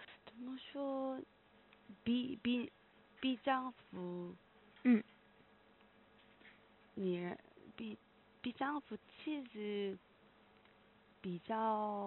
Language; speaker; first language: Chinese; non-native, learner; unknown